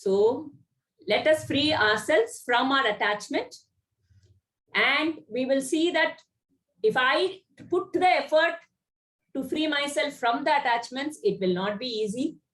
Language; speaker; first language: English; non-native, local second language; Kannada